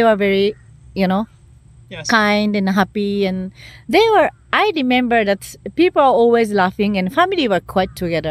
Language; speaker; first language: English; non-native, learner; Japanese